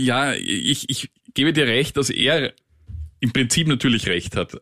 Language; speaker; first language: German; native; German